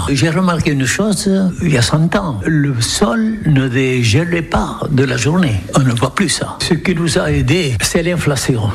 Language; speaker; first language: French; non-native, local second language; Occitan